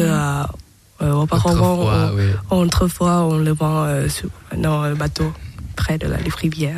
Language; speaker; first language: French; non-native, learner; Thai